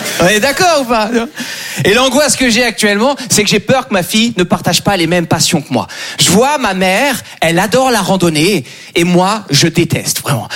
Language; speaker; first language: French; native; French